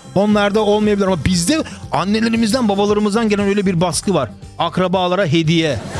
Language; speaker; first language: Turkish; early bilingual, heritage; Turkish